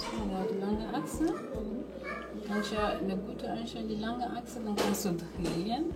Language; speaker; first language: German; non-native, learner; French